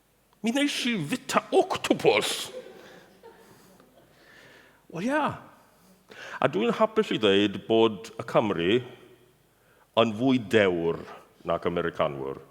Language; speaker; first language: Welsh; non-native, fluent; English